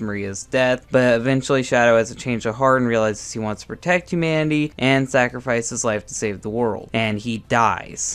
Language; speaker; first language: English; native; English